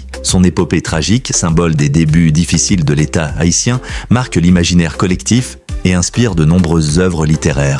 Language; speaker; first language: French; non-native, local second language; Haitian Creole